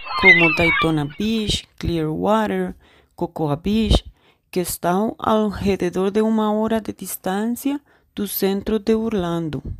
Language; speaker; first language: Portuguese; non-native, learner; Spanish